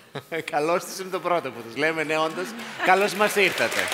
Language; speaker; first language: Greek; native; Greek